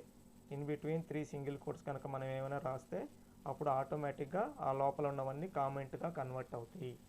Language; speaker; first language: Telugu; native; Telugu